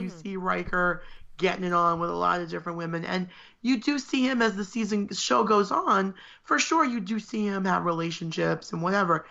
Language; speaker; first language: English; native; English